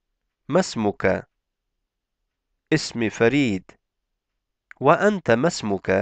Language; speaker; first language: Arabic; non-native, fluent; Turkish